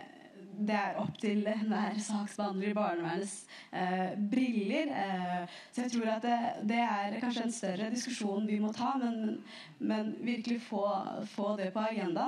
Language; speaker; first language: Norwegian; early bilingual, other home language; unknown